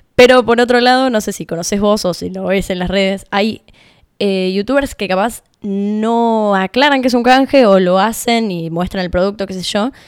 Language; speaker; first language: Spanish; native; Spanish